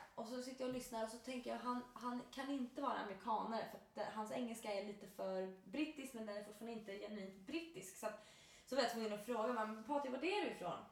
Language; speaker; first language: Swedish; native; Swedish